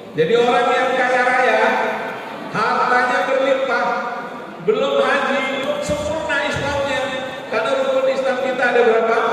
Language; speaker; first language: Indonesian; non-native, local second language; Madurese